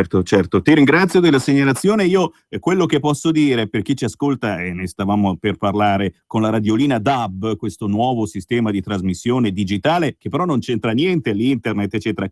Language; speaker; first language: Italian; native; Italian